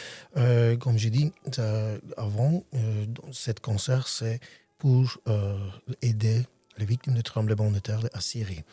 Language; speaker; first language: French; non-native, learner; Armenian